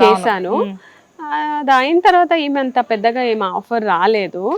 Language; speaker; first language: Telugu; non-native, fluent; Tamil